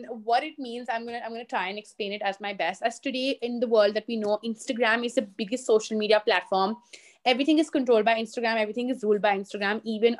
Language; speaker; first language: English; non-native, local second language; Hindi